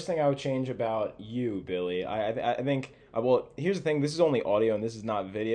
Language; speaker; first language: English; native; English